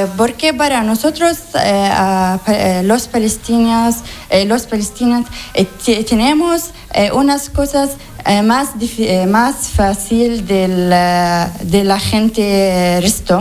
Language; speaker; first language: Spanish; non-native, learner; Arabic